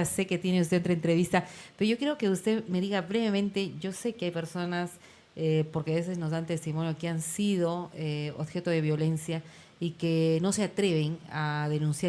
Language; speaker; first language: Spanish; native; Spanish